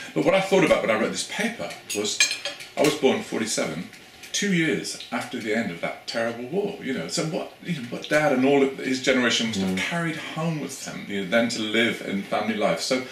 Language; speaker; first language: English; native; English